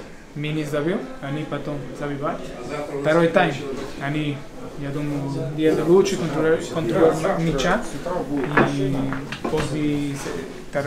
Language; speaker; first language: Russian; non-native, learner; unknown